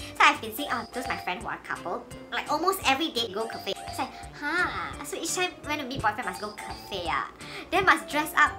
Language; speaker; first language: English; non-native, local second language; Chinese